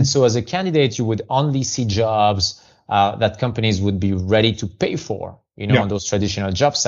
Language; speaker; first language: English; non-native, fluent; French